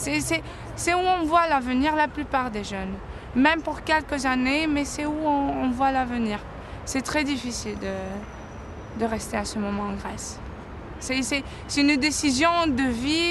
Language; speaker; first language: French; non-native, fluent; Greek